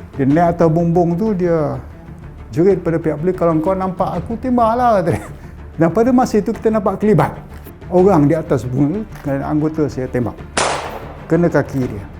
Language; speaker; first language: Malay; native; Malay